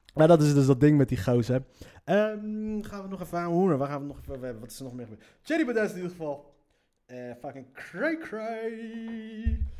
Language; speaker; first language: Dutch; early bilingual, other home language; Riffian